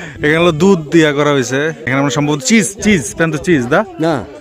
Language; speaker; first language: Romanian; non-native, learner; Bangla